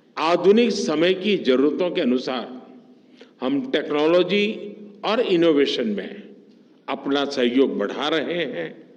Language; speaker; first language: Hindi; non-native, local second language; Gujarati